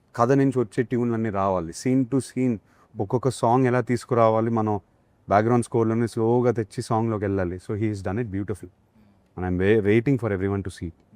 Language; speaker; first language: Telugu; native; Telugu